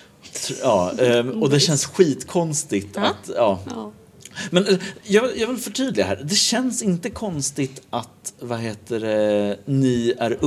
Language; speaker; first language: Swedish; native; Swedish